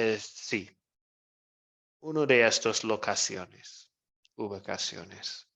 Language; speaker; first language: Spanish; non-native, fluent; English